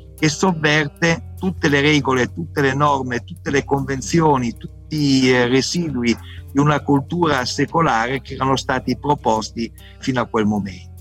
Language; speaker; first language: Italian; native; Italian